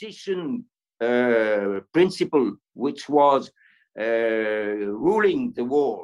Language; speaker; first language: English; non-native, fluent; French